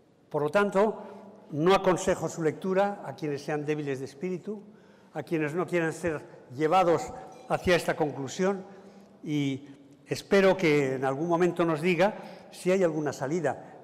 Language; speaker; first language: Spanish; native; Spanish